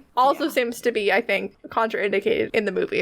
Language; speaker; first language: English; native; English